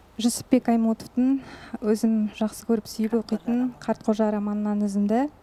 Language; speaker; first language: Kazakh; non-native, local second language; Russian